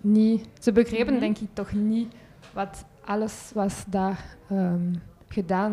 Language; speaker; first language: Dutch; non-native, local second language; French